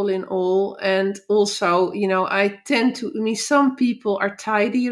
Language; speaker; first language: English; non-native, fluent; Dutch